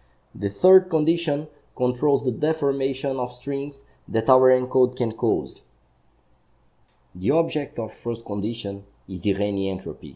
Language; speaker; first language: English; non-native, fluent; Portuguese